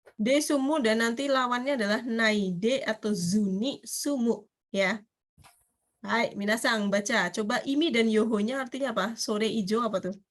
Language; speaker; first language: Indonesian; native; Indonesian